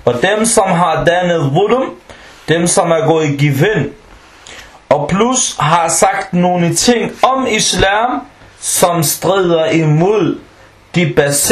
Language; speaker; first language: Danish; non-native, fluent; Arabic